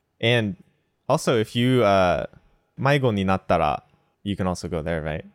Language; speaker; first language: English; native; English